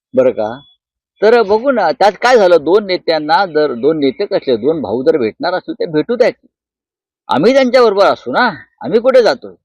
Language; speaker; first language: Marathi; native; Marathi